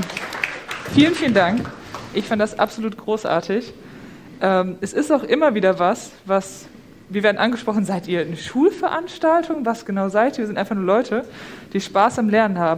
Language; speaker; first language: German; native; German